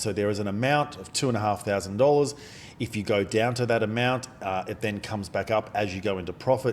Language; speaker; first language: English; native; English